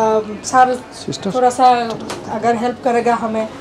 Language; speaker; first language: Hindi; non-native, local second language; Assamese